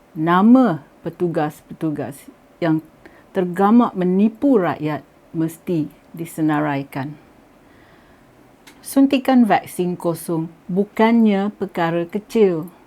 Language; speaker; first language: Malay; native; Malay